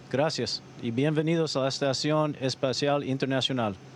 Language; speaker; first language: Spanish; early bilingual, other home language; English